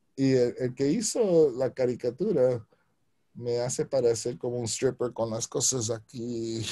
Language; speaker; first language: Spanish; early bilingual, heritage; Spanish